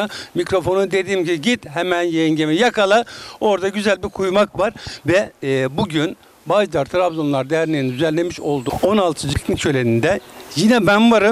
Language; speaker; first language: Turkish; native; Turkish